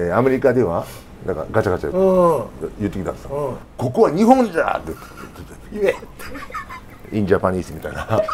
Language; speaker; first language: Japanese; native; Japanese